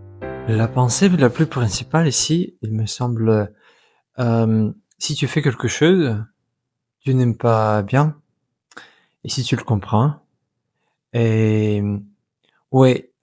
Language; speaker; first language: French; non-native, fluent; Russian